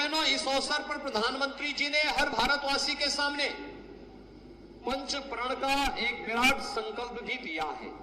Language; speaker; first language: Hindi; native; Hindi